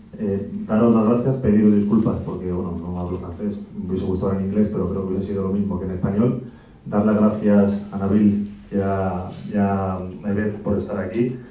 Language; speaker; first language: Spanish; native; Spanish